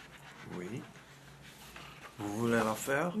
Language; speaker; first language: French; non-native, fluent; Czech